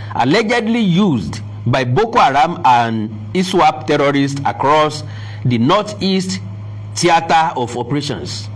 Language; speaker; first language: English; non-native, local second language; Yoruba